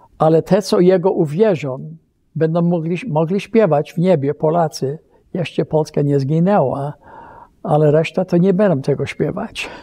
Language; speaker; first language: Polish; early bilingual, heritage; Polish